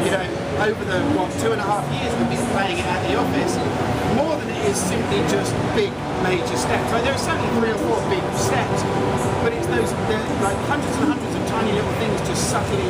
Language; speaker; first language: English; native; English